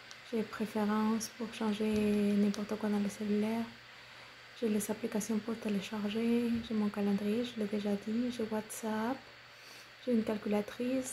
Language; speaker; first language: French; non-native, fluent; Spanish